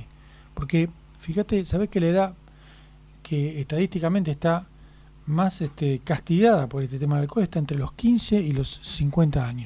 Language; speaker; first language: Spanish; native; Spanish